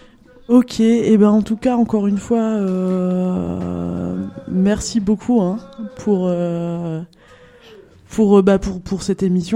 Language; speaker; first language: French; native; French